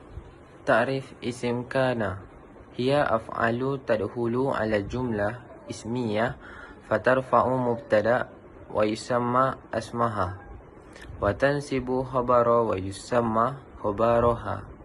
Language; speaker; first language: Arabic; non-native, learner; Malay